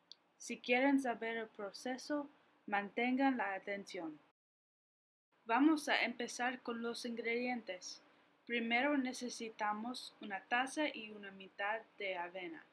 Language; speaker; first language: Spanish; non-native, learner; English